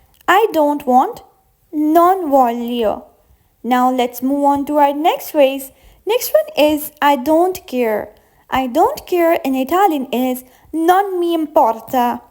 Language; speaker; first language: English; non-native, fluent; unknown